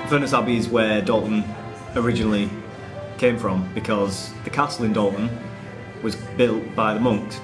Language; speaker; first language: English; native; English